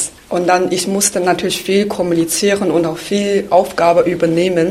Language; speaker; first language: German; non-native, fluent; Chinese